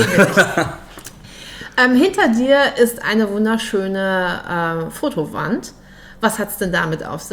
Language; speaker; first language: German; native; German